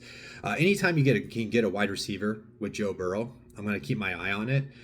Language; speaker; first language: English; native; English